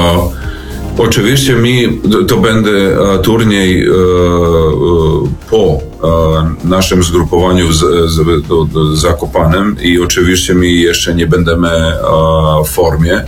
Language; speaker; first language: Polish; non-native, learner; Serbian